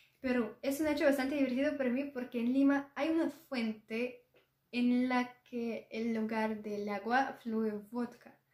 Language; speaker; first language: Spanish; non-native, learner; Russian